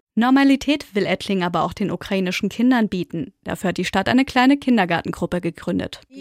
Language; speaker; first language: German; native; German